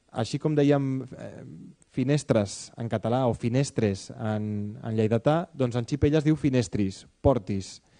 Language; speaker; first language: Catalan; native; Catalan